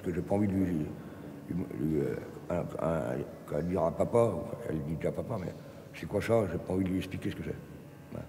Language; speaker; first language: French; native; French